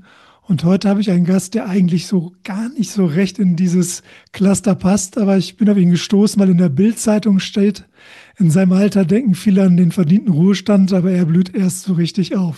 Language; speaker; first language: German; native; German